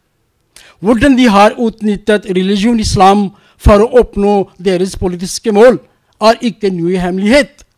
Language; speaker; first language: Norwegian; non-native, learner; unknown